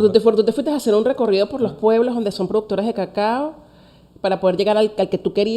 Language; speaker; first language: Spanish; native; Spanish